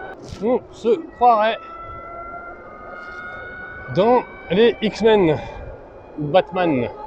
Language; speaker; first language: French; native; French